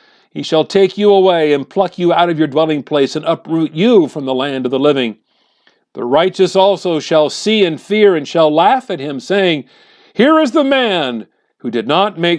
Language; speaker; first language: English; native; English